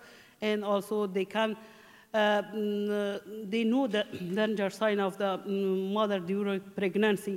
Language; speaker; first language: English; non-native, learner; Persian